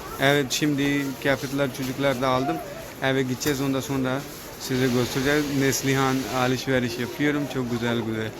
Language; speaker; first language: Turkish; non-native, learner; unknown